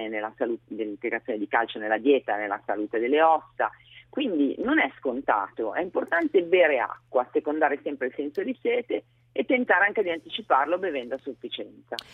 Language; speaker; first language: Italian; native; Italian